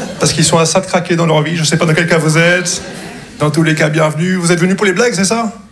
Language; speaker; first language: French; non-native, local second language; Arabic